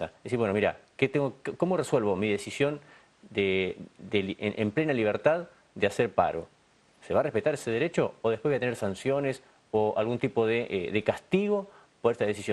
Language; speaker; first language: Spanish; native; Spanish